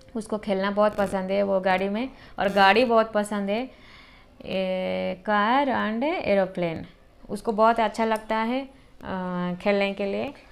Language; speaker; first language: Hindi; non-native, local second language; Odia